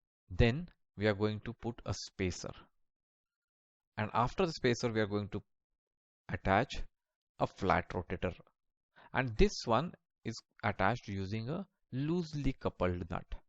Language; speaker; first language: English; non-native, local second language; Marathi